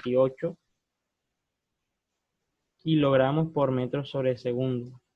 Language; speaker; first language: Spanish; native; Spanish